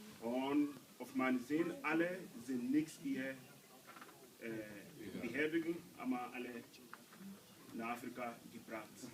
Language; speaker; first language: German; non-native, learner; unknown